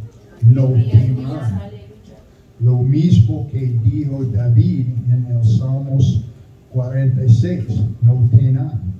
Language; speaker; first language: Spanish; non-native, learner; German